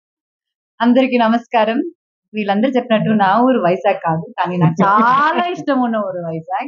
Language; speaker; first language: Telugu; non-native, local second language; Malayalam